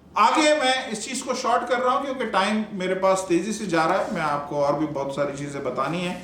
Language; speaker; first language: Urdu; non-native, local second language; Punjabi